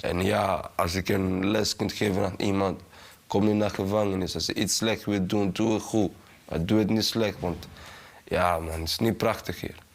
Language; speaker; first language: Dutch; early bilingual, other home language; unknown